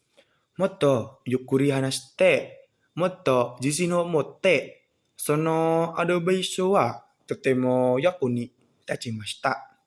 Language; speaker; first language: Japanese; non-native, learner; Indonesian